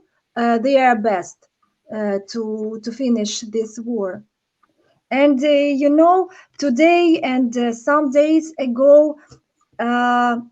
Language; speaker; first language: English; non-native, learner; Ukrainian